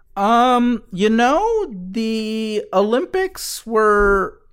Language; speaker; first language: English; early bilingual, other home language; Spanish